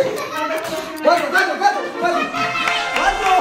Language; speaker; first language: Spanish; native; Spanish